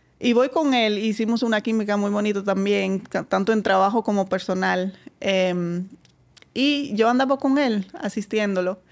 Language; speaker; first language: Spanish; non-native, fluent; Dutch